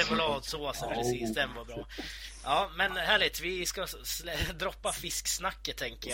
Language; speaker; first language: Swedish; native; Swedish